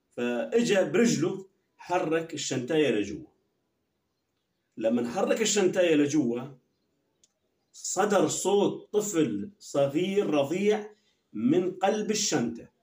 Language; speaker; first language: Arabic; native; Arabic